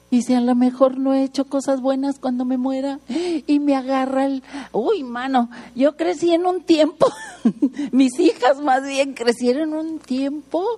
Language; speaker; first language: Spanish; native; Spanish